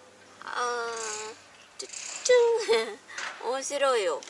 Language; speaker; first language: Japanese; non-native, learner; Vietnamese